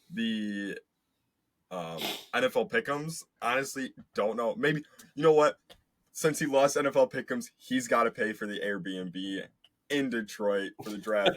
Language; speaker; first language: English; native; English